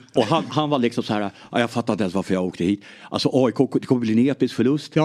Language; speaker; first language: Swedish; early bilingual, other home language; English